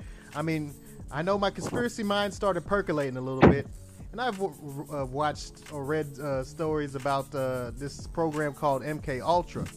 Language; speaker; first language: English; native; English